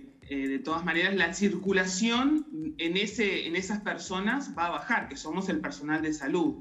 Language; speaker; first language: Spanish; native; Spanish